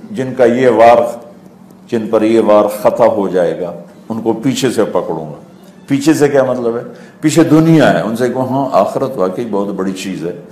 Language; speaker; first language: Urdu; non-native, local second language; Punjabi